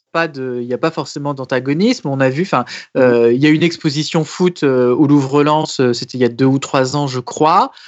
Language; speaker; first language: French; native; French